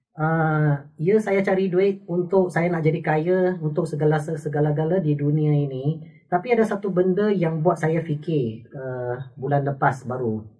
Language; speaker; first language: Malay; non-native, local second language; Min Nan Chinese